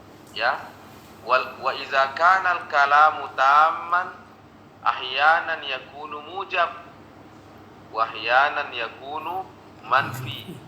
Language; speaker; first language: Arabic; non-native, fluent; Indonesian